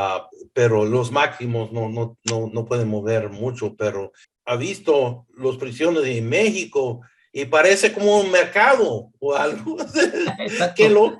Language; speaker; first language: Spanish; early bilingual, heritage; English